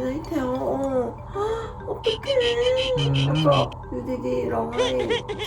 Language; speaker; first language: Thai; non-native, learner; Korean